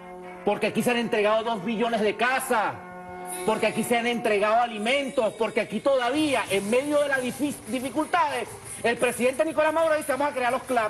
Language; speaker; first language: Spanish; native; Spanish